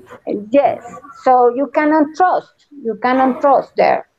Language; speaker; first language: English; non-native, learner; Spanish